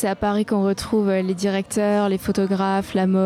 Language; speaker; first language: French; non-native, fluent; Greek